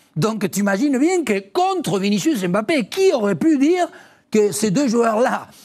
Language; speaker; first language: French; non-native, fluent; Spanish